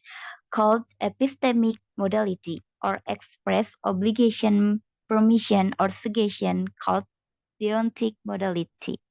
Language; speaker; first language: English; non-native, learner; Indonesian